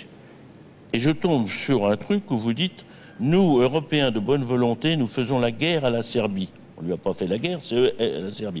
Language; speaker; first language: French; native; French